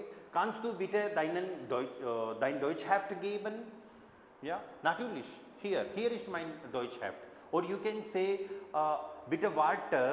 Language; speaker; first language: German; non-native, fluent; Hindi